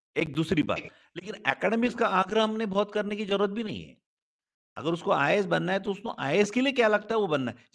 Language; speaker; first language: Hindi; non-native, local second language; Marathi